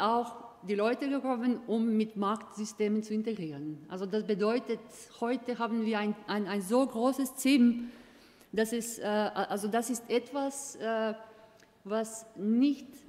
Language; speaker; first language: German; non-native, fluent; Croatian